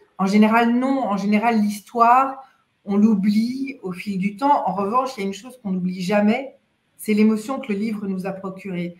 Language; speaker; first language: French; native; French